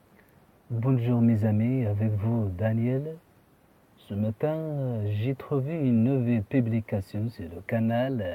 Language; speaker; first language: French; non-native, fluent; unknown